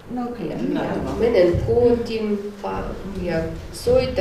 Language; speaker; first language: Finnish; non-native, learner; Russian